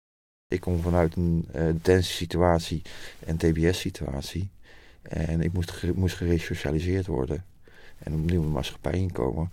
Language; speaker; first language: Dutch; native; Dutch